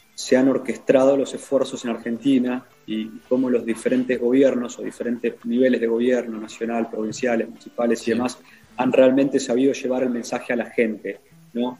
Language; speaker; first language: Spanish; native; Spanish